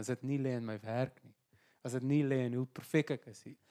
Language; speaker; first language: Afrikaans; native; Afrikaans